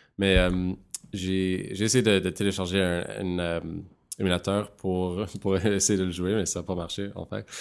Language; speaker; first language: French; non-native, local second language; English